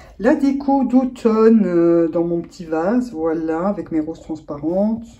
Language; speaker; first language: French; native; French